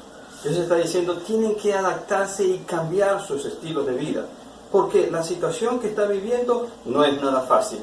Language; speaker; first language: Spanish; native; Spanish